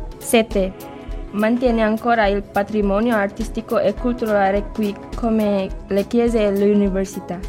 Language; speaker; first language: Italian; non-native, learner; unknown